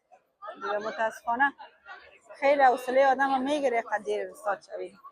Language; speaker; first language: Persian; native; Persian